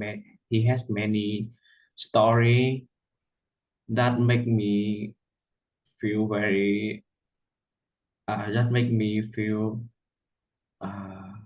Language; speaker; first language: English; non-native, learner; Vietnamese